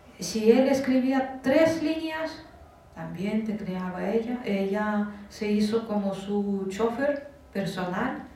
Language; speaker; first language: Spanish; non-native, fluent; Russian